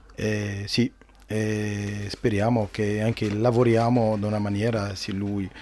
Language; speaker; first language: Italian; non-native, learner; Arabic